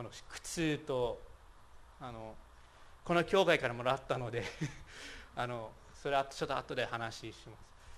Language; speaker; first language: Japanese; non-native, fluent; English